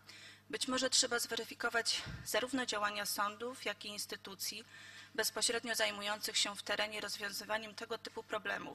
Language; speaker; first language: Polish; native; Polish